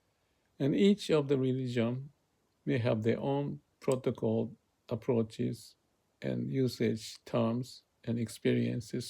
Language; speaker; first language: English; non-native, fluent; Japanese